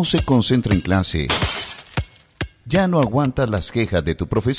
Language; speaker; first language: Spanish; native; Spanish